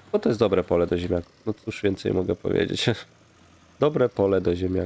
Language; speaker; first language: Polish; native; Polish